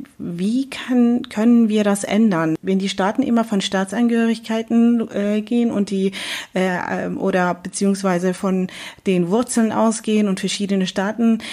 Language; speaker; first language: German; early bilingual, other home language; Kurdish